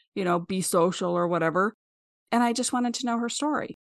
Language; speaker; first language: English; native; English